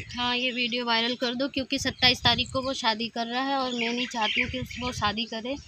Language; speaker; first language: Hindi; native; Hindi